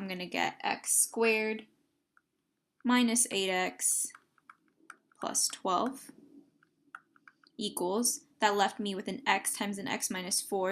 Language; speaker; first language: English; native; English